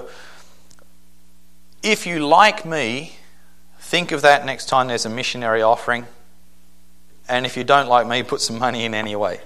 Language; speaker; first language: English; native; English